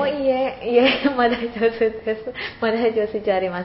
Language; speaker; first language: Japanese; non-native, learner; Indonesian